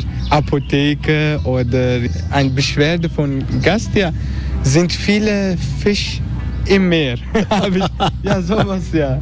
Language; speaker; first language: German; non-native, fluent; Turkish